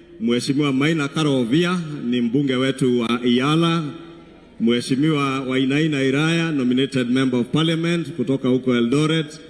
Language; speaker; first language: Swahili; non-native, local second language; Kikuyu